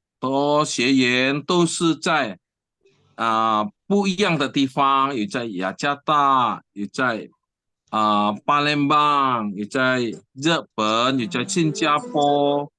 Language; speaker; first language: Chinese; non-native, learner; Indonesian